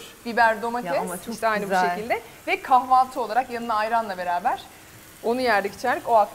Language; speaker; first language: Turkish; native; Turkish